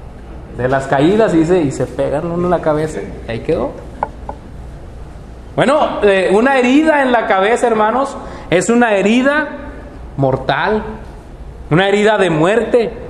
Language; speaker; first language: Spanish; native; Spanish